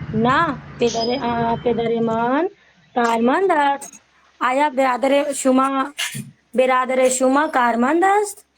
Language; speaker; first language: Persian; non-native, learner; Urdu